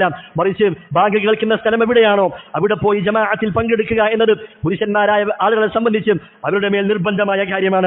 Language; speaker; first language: Malayalam; native; Malayalam